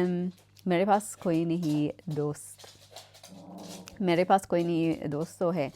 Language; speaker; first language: Hindi; non-native, learner; English